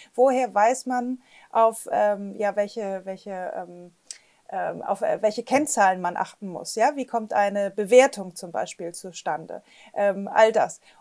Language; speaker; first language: German; native; German